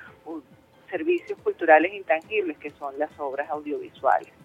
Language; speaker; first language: Spanish; native; Spanish